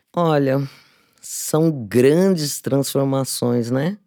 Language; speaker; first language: Portuguese; native; Portuguese